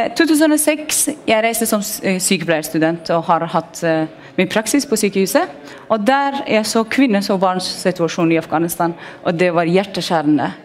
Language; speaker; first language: Norwegian; non-native, fluent; Persian